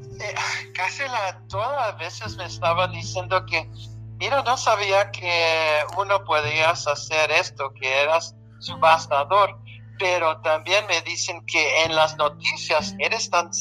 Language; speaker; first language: Spanish; early bilingual, heritage; Spanish